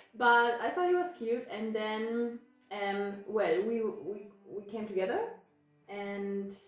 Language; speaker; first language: English; non-native, fluent; German